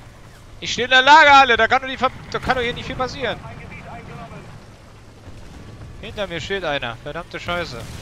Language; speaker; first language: German; native; German